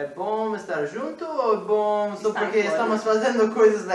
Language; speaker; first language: Portuguese; non-native, fluent; English